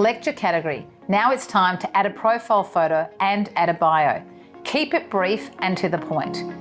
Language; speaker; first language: English; native; English